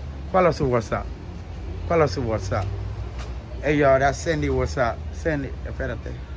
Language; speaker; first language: Spanish; non-native, learner; English